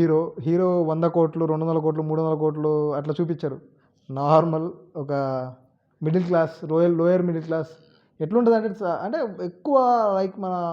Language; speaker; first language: Telugu; native; Telugu